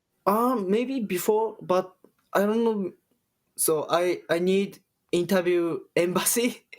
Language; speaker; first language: English; non-native, learner; Japanese